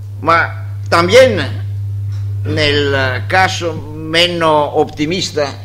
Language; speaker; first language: Spanish; non-native, fluent; Greek